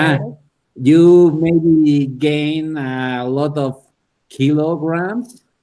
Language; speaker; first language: English; non-native, learner; Spanish